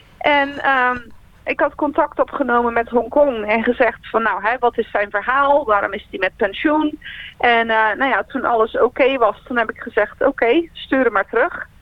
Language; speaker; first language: Dutch; native; Dutch